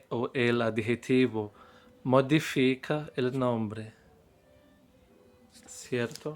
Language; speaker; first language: Spanish; non-native, fluent; Portuguese